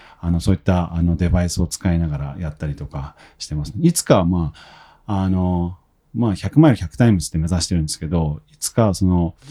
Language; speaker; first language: Japanese; native; Japanese